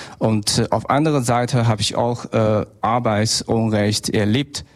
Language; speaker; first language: German; non-native, learner; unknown